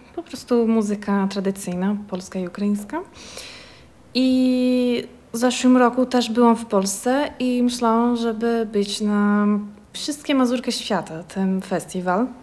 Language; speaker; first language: Polish; early bilingual, heritage; Portuguese